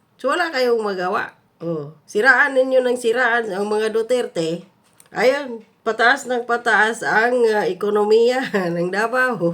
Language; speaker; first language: Filipino; native; Filipino